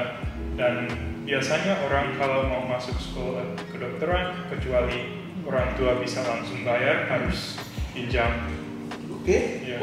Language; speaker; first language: Indonesian; early bilingual, heritage; English